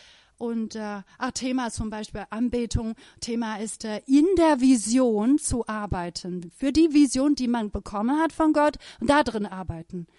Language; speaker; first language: German; non-native, fluent; Persian